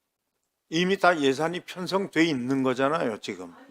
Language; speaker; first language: Korean; native; Korean